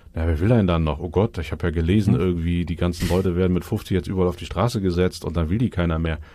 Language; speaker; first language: German; native; German